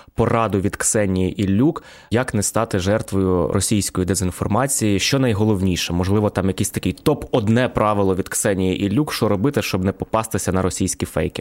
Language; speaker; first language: Ukrainian; native; Ukrainian